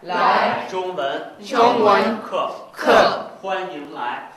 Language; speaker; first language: Chinese; non-native, learner; English